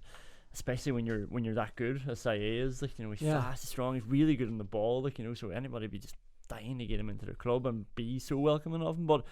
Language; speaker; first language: English; native; English